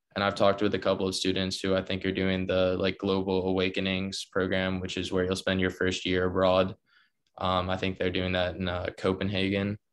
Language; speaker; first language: English; native; English